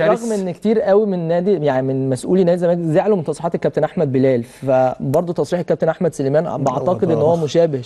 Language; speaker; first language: Arabic; native; Arabic